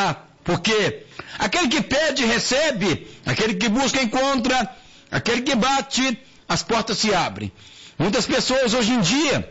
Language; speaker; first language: Portuguese; native; Portuguese